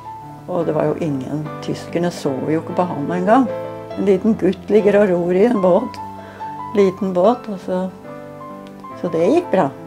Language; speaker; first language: Norwegian; native; Norwegian